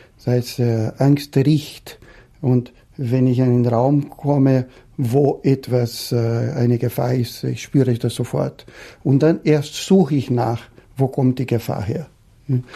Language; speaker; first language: German; non-native, fluent; Portuguese